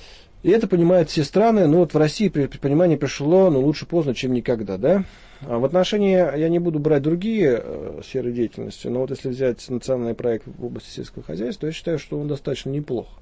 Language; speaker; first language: Russian; native; Russian